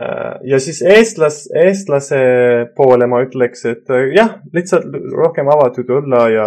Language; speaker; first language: Estonian; non-native, fluent; Persian